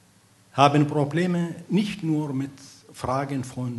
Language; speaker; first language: German; non-native, fluent; Arabic